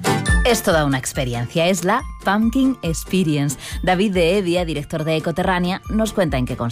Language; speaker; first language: Spanish; native; Spanish